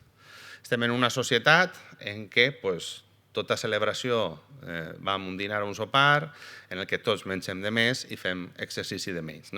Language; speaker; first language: Catalan; native; Catalan